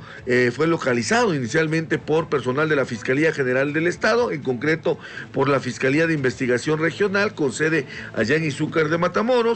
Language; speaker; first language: Spanish; native; Spanish